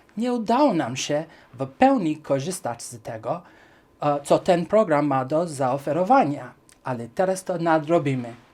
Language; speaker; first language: Polish; non-native, fluent; English